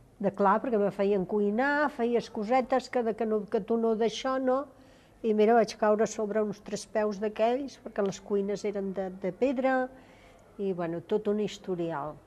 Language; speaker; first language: Catalan; non-native, local second language; Galician